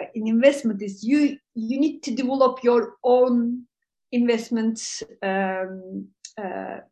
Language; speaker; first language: English; non-native, fluent; Turkish